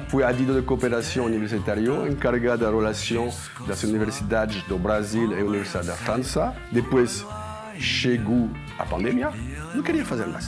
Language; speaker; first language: Portuguese; non-native, learner; French